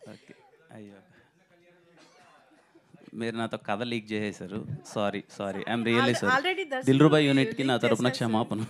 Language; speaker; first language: Telugu; native; Telugu